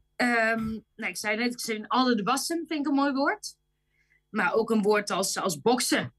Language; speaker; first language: Dutch; native; Dutch